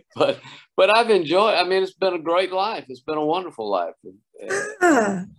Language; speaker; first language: English; native; English